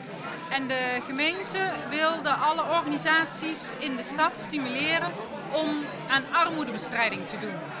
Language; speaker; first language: Dutch; native; Dutch